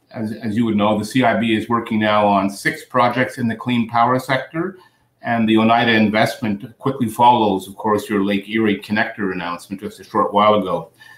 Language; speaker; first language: English; native; English